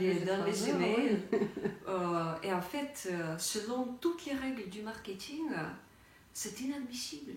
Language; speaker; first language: French; non-native, fluent; Russian